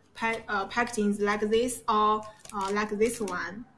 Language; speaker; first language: English; non-native, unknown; Chinese